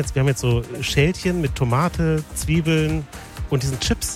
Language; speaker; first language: German; native; German